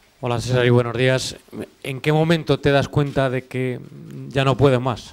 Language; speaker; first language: Spanish; native; Spanish